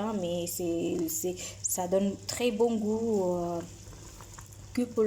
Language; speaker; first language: French; non-native, learner; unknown